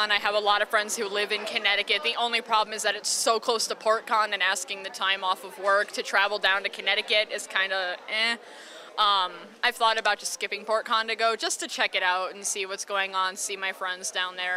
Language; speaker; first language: English; native; English